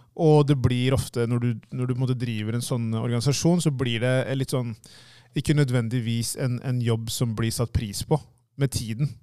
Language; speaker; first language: Norwegian; early bilingual, other home language; Tigrinya